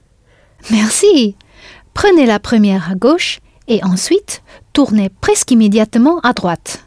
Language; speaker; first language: French; non-native, fluent; English